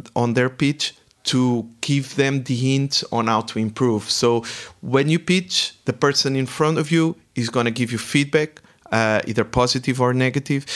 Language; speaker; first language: English; non-native, fluent; Portuguese